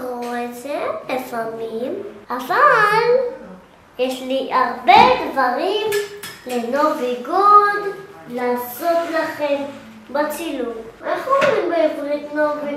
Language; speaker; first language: Hebrew; early bilingual, other home language; Russian